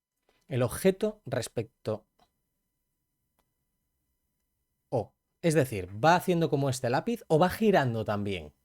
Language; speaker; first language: Spanish; native; Spanish